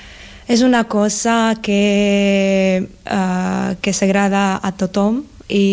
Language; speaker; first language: Catalan; non-native, learner; Russian